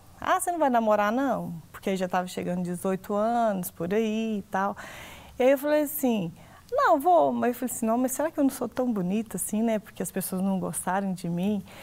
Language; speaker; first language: Portuguese; native; Portuguese